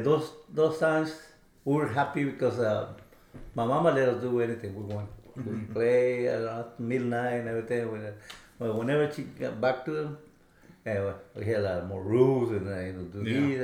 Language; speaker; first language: English; non-native, fluent; Spanish